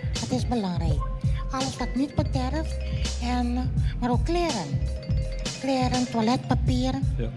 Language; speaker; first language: Dutch; non-native, local second language; Papiamento